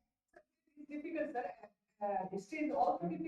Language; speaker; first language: English; non-native, learner; Hindi